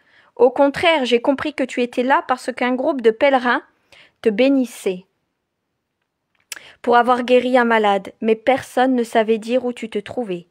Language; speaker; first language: French; native; French